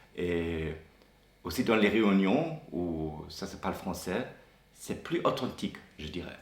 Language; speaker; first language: French; non-native, fluent; German